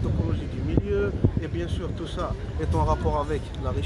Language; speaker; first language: French; non-native, local second language; Kabyle